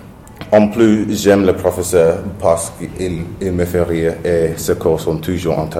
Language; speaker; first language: French; non-native, learner; English